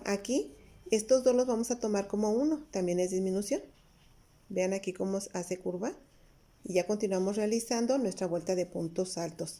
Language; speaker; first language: Spanish; native; Spanish